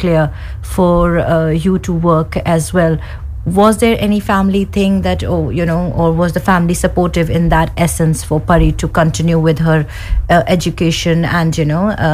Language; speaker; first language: English; non-native, local second language; Hindi